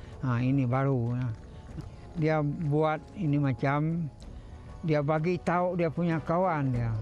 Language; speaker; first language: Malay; non-native, local second language; Iban